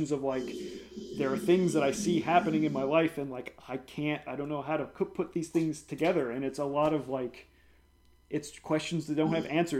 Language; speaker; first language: English; native; English